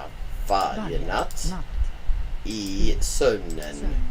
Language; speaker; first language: Swedish; non-native, learner; English